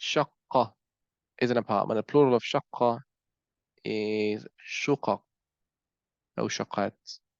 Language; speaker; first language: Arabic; non-native, fluent; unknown